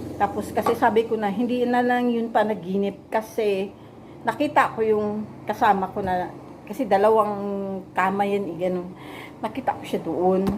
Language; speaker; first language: Filipino; non-native, local second language; Cebuano